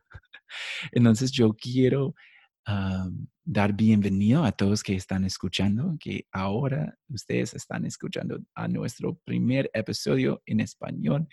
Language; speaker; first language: Spanish; non-native, fluent; English